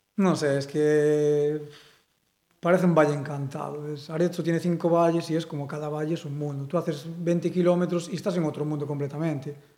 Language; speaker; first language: Spanish; non-native, local second language; Galician